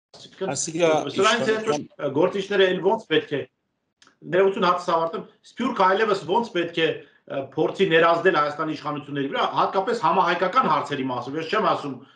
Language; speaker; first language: Armenian; native; Armenian